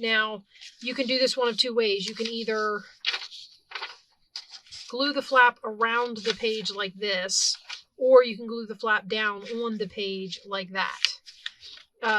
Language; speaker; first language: English; native; English